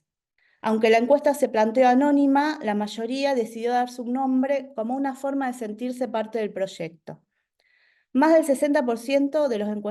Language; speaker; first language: Spanish; native; Spanish